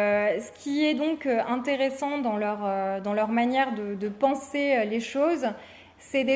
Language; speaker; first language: French; native; French